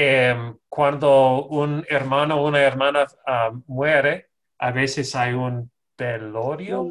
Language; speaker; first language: Spanish; non-native, fluent; English